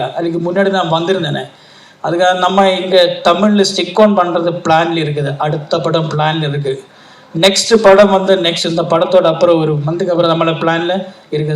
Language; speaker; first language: Tamil; non-native, learner; Malayalam